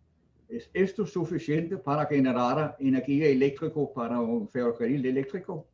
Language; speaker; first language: Spanish; non-native, fluent; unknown